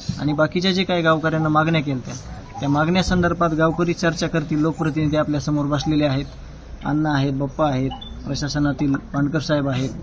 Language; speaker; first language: Marathi; native; Marathi